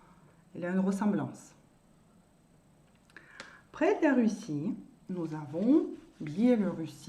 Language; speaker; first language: French; non-native, fluent; Russian